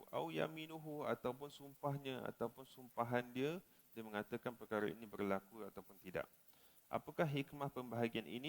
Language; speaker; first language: Malay; native; Malay